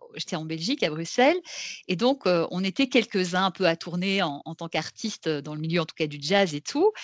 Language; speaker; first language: French; native; French